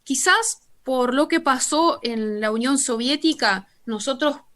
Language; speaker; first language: Spanish; non-native, fluent; Russian